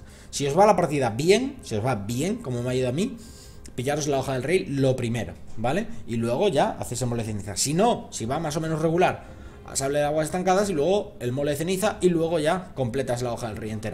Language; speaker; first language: Spanish; native; Spanish